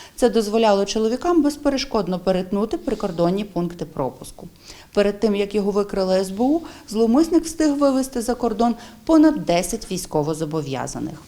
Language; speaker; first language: Ukrainian; native; Ukrainian